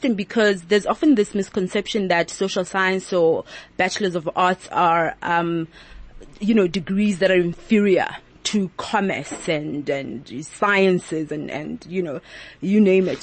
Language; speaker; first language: English; non-native, local second language; Southern Sotho